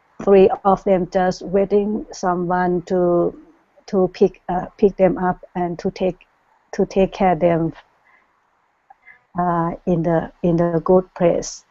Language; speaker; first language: English; non-native, learner; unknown